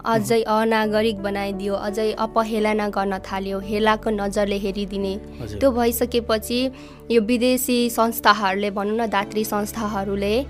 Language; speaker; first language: Nepali; native; Nepali